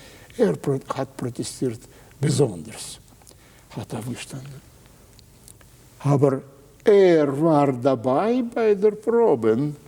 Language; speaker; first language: German; non-native, fluent; Russian